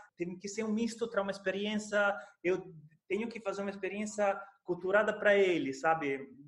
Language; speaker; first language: Portuguese; non-native, fluent; Italian